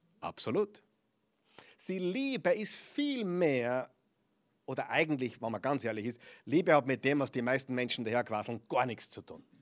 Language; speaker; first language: German; non-native, fluent; English